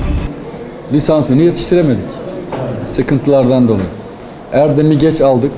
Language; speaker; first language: Turkish; native; Turkish